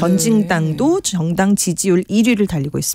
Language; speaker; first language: Korean; native; Korean